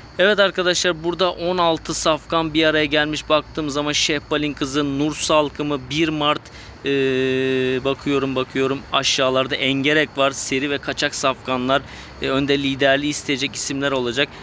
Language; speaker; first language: Turkish; native; Turkish